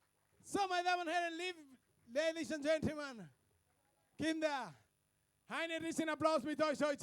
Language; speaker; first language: German; non-native, fluent; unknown